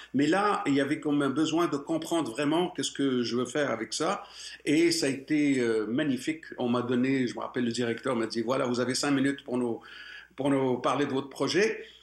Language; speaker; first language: French; non-native, local second language; Arabic